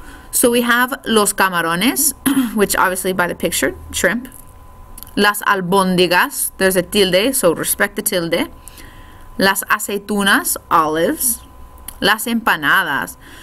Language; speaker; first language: English; native; English